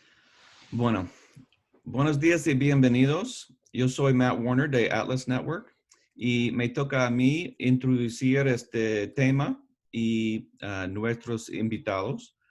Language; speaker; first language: Spanish; non-native, learner; English